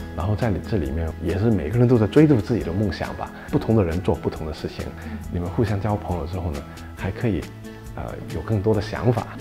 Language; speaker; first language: Chinese; non-native, local second language; Cantonese